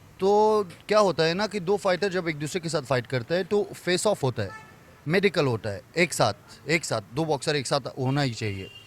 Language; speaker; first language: Hindi; non-native, fluent; Persian